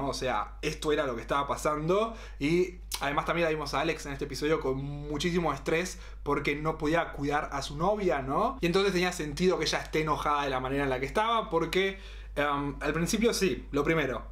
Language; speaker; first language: Spanish; native; Spanish